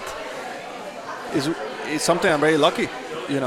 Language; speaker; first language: English; non-native, fluent; Spanish